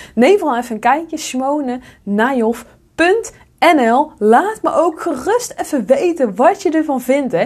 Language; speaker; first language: Dutch; native; Dutch